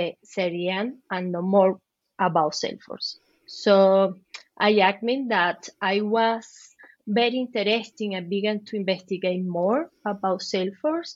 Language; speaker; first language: English; non-native, learner; Spanish